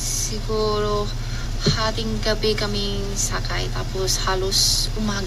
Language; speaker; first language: Filipino; non-native, learner; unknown